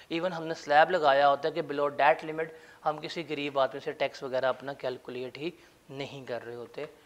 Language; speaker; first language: Urdu; non-native, local second language; Punjabi